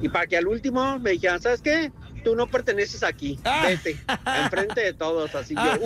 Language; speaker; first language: Spanish; native; Spanish